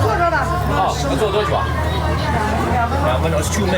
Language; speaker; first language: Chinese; early bilingual, heritage; English